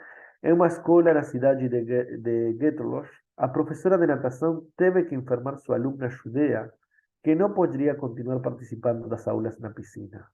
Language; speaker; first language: Portuguese; non-native, fluent; Spanish